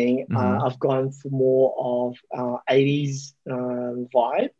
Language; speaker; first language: English; native; English